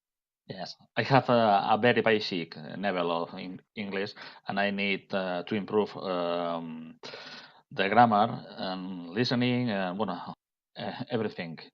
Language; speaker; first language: English; non-native, learner; Catalan